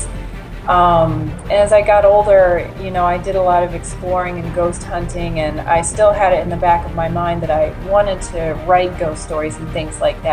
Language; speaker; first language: English; native; English